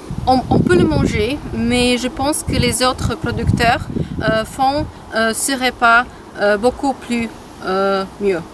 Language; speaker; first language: French; non-native, learner; Polish